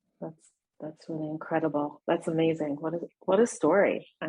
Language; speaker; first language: English; native; English